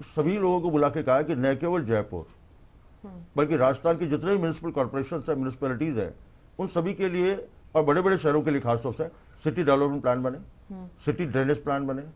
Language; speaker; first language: Hindi; native; Hindi